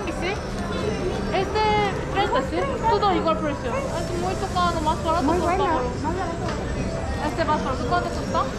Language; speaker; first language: Spanish; non-native, learner; Turkish